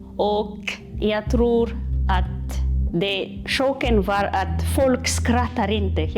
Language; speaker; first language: Swedish; non-native, learner; Malagasy